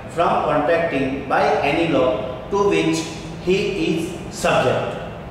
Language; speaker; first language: English; non-native, local second language; Gujarati